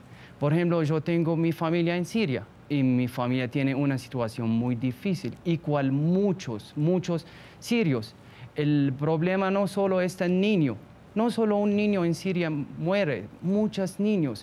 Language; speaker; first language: Spanish; non-native, learner; Arabic